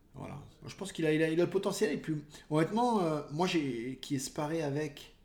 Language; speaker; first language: French; native; French